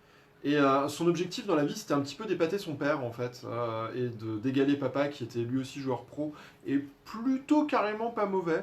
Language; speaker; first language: French; native; French